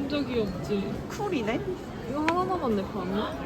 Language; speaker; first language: Korean; native; Korean